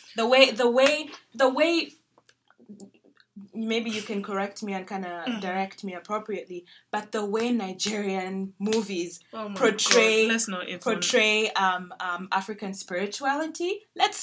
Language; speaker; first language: English; non-native, local second language; Ganda